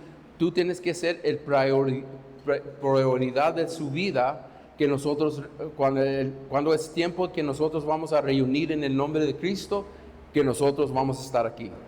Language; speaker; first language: Spanish; non-native, fluent; English